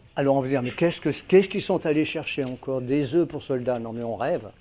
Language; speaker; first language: French; native; French